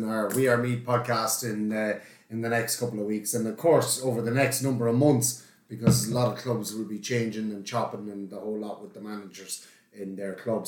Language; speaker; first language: English; native; English